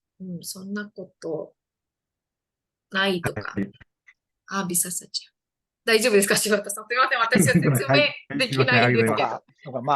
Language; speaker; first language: Japanese; non-native, fluent; Indonesian